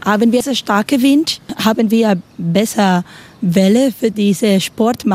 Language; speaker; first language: German; non-native, learner; Spanish